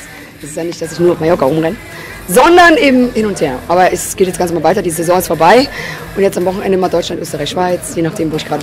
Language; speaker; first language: German; native; German